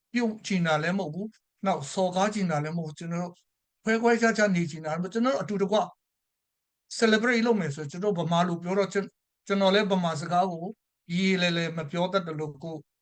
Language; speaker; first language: Burmese; non-native, local second language; Tedim Chin